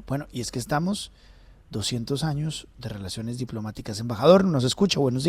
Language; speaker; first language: Spanish; native; Spanish